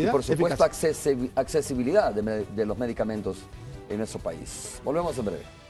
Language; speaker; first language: Spanish; native; Spanish